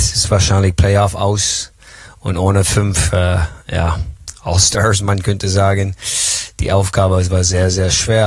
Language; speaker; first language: German; non-native, learner; English